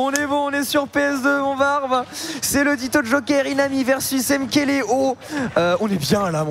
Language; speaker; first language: French; native; French